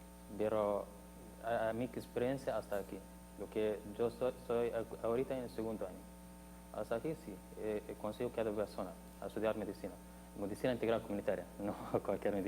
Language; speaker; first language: Spanish; non-native, fluent; Arabic